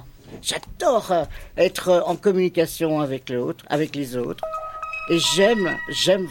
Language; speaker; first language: French; native; French